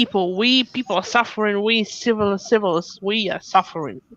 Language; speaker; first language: English; non-native, fluent; Russian